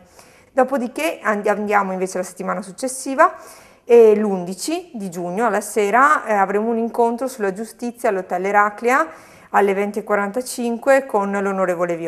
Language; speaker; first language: Italian; native; Italian